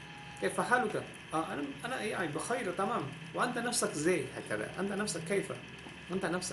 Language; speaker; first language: Arabic; non-native, learner; Javanese